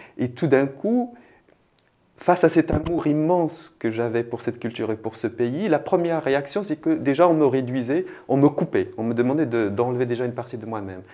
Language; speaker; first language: French; non-native, local second language; Arabic